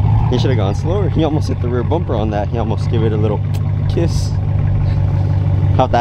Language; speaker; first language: English; native; English